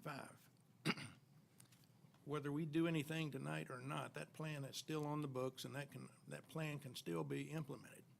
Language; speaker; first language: English; native; English